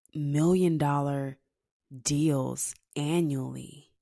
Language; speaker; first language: English; native; English